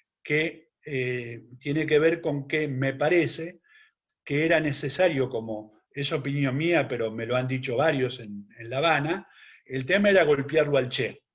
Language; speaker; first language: Spanish; native; Spanish